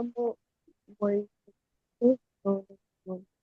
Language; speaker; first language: Italian; non-native, learner; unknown